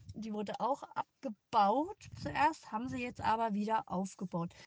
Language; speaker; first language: German; native; German